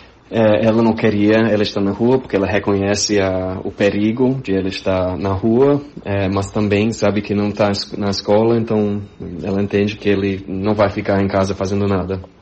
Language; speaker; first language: Portuguese; non-native, fluent; English